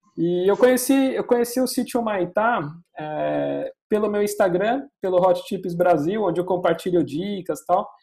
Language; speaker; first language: Portuguese; native; Portuguese